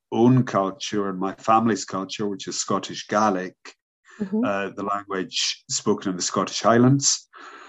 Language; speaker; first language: English; native; English